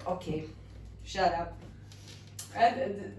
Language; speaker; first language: English; non-native, learner; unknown